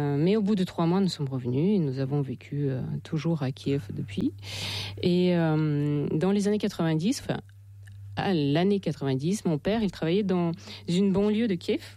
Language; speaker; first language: French; non-native, fluent; Russian